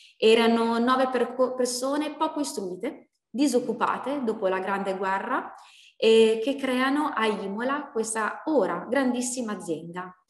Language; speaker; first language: Italian; native; Italian